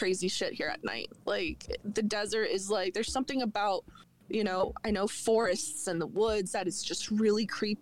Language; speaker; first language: English; native; English